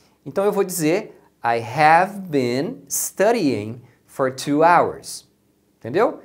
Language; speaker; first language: English; non-native, fluent; Portuguese